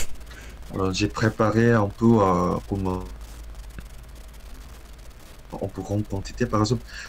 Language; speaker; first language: French; non-native, learner; Korean